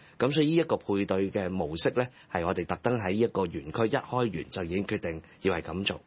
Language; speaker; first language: Cantonese; native; Cantonese